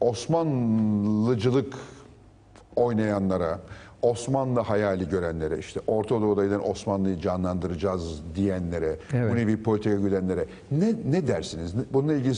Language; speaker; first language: Turkish; native; Turkish